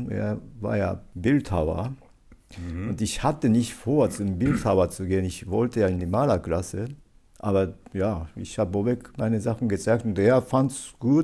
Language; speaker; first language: German; non-native, fluent; Japanese